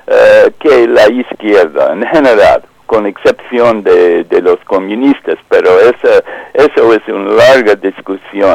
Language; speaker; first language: Spanish; non-native, fluent; English